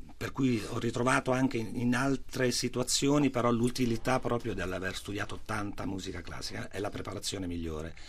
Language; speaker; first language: Italian; native; Italian